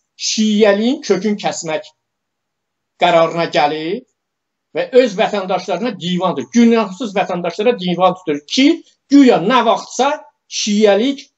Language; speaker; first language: Azerbaijani; non-native, local second language; Talysh